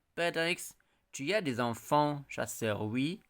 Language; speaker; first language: French; non-native, local second language; Arabic